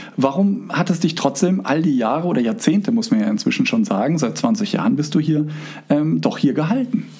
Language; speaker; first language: German; native; German